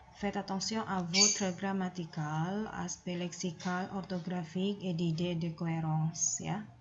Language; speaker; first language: French; non-native, fluent; Indonesian